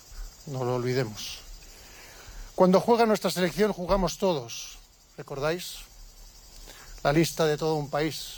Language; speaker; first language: Spanish; native; Spanish